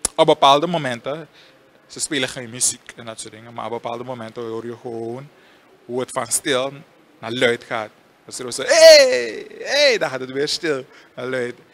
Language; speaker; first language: Dutch; native; Dutch